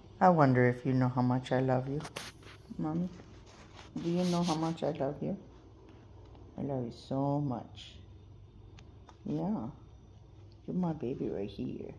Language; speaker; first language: English; native; English